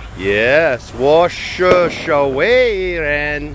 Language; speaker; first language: Chinese; non-native, learner; English